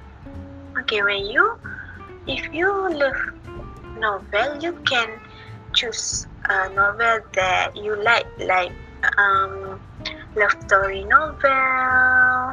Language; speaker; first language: English; non-native, learner; Malay